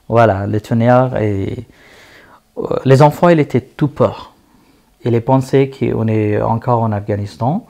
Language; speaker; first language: French; non-native, learner; Persian